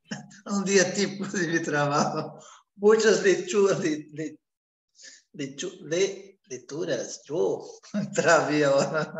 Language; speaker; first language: Spanish; non-native, learner; Portuguese